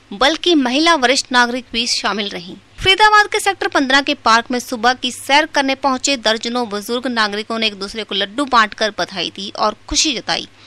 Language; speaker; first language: Hindi; native; Hindi